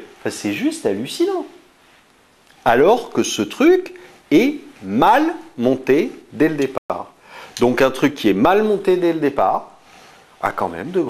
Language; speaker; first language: French; native; French